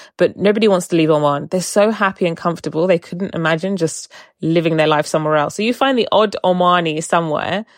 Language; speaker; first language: English; native; English